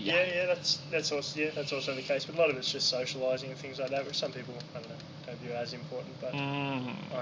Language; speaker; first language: English; native; English